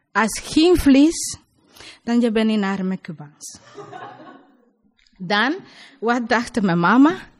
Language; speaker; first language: Dutch; non-native, learner; Spanish